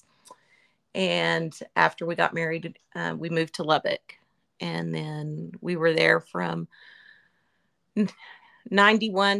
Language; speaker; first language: English; native; English